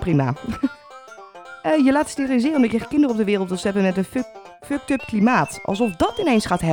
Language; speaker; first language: Dutch; native; Dutch